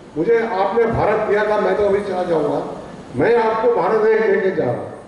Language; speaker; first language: Hindi; non-native, local second language; Punjabi